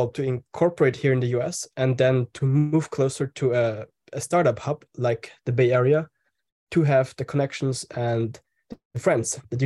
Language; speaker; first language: English; non-native, fluent; German